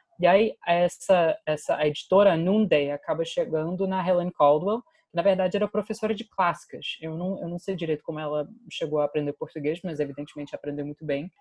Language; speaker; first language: Portuguese; non-native, fluent; English